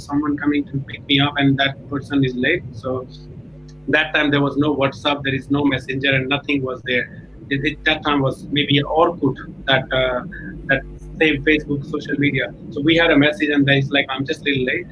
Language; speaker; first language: English; non-native, local second language; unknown